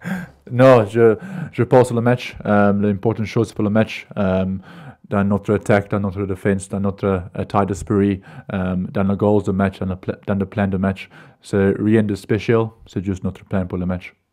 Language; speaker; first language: French; non-native, learner; English